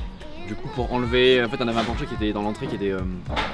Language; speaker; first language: French; native; French